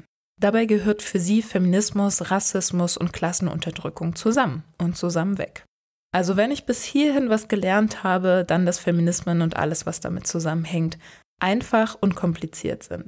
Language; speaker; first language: German; native; German